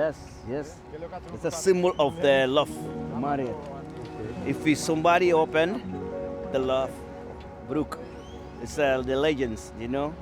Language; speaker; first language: English; non-native, learner; Spanish